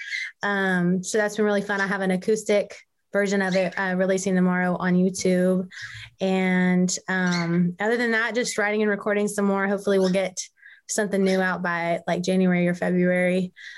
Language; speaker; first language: English; native; English